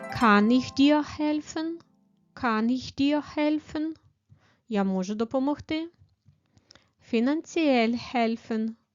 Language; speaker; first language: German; non-native, fluent; Ukrainian